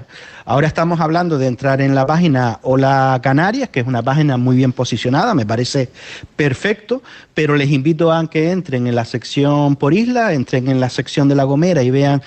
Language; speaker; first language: Spanish; native; Spanish